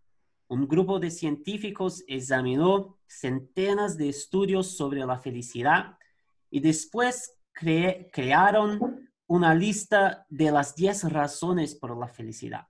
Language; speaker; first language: Spanish; non-native, learner; Portuguese